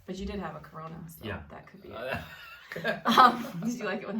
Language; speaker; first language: English; native; English